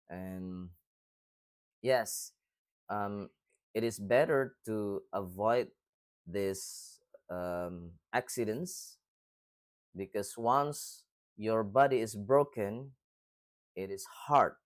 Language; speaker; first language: English; non-native, fluent; Indonesian